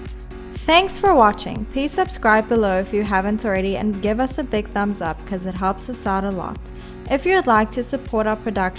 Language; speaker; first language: English; native; English